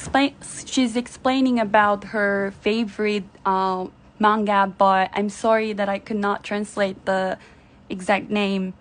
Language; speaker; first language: English; non-native, fluent; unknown